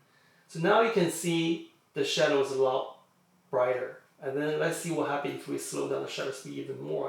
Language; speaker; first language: English; non-native, fluent; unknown